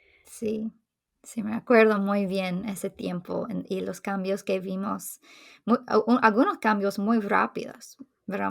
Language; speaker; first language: Spanish; non-native, fluent; English